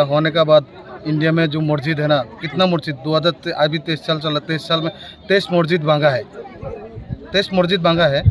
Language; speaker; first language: Hindi; non-native, local second language; Bangla